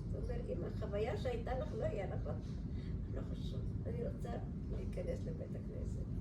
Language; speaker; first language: Hebrew; early bilingual, other home language; Bulgarian